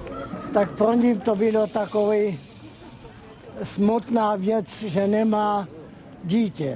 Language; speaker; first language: Czech; non-native, learner; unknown